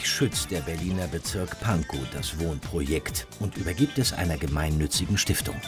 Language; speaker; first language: German; native; German